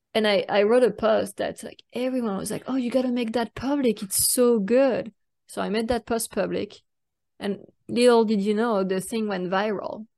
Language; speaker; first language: English; non-native, fluent; French